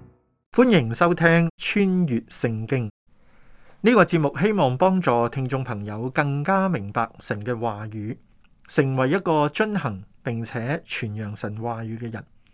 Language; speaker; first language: Chinese; non-native, local second language; Cantonese